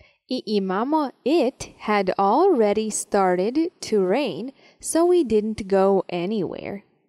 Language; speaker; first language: English; non-native, fluent; Serbian